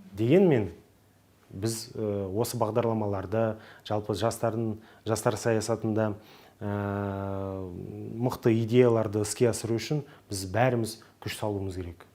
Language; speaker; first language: Kazakh; non-native, local second language; Russian